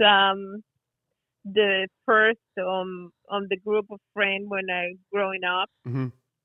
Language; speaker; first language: English; non-native, fluent; Spanish